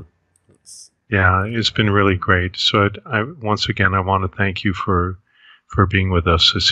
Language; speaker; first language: English; native; English